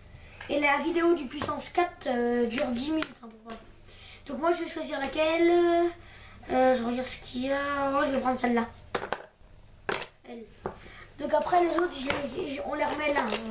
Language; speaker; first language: French; native; French